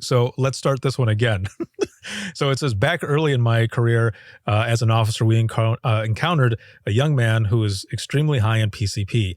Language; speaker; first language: English; native; English